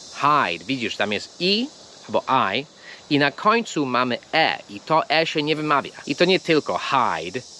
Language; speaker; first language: Polish; non-native, fluent; English